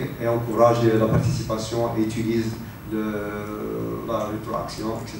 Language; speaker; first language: French; non-native, local second language; Arabic